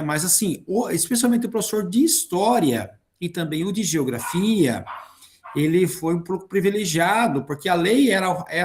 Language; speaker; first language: Portuguese; native; Portuguese